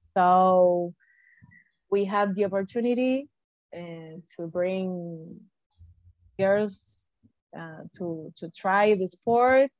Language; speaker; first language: English; non-native, fluent; Spanish